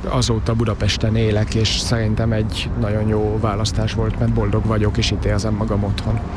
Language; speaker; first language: Hungarian; early bilingual, heritage; Hungarian